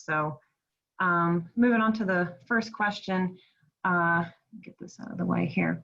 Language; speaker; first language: English; native; English